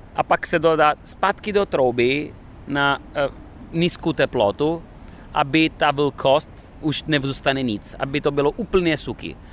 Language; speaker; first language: Czech; non-native, fluent; Italian